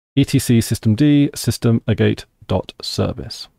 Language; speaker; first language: English; native; English